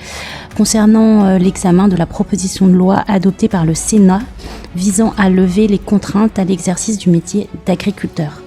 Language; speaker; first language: French; native; French